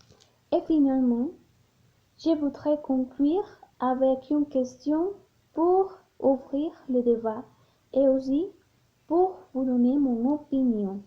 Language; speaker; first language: French; non-native, learner; Spanish